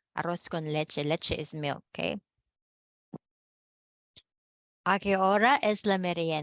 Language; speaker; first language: Spanish; non-native, fluent; Filipino